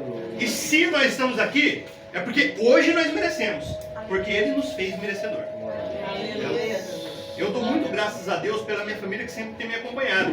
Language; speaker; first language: Portuguese; native; Portuguese